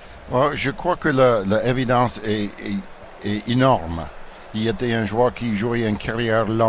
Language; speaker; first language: French; non-native, local second language; English